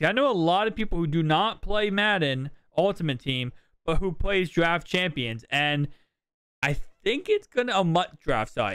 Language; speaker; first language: English; native; English